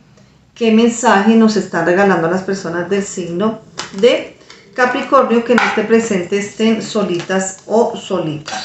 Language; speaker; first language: Spanish; native; Spanish